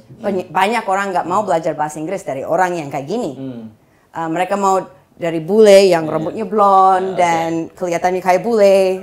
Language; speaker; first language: Indonesian; non-native, fluent; English